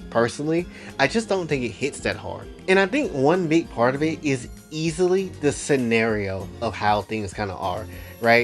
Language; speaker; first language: English; native; English